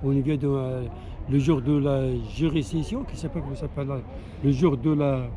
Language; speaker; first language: French; non-native, learner; Arabic